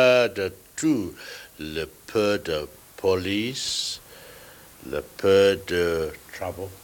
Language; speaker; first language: French; non-native, learner; English